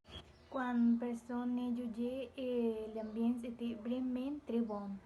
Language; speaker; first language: French; non-native, learner; Spanish